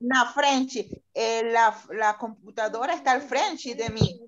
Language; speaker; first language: Portuguese; non-native, learner; Spanish